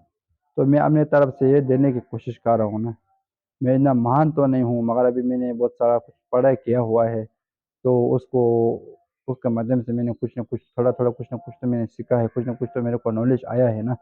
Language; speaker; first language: Hindi; non-native, fluent; Tibetan